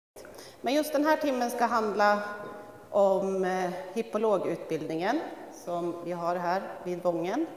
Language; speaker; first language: Swedish; native; Swedish